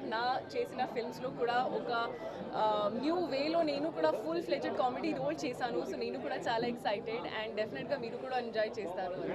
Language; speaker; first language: Telugu; non-native, fluent; Hindi